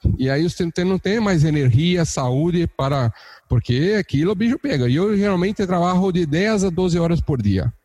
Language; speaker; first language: Portuguese; native; Portuguese